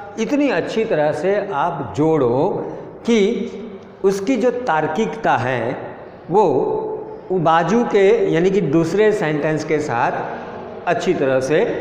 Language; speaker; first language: Hindi; non-native, local second language; Gujarati